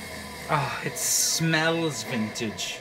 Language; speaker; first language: English; native; English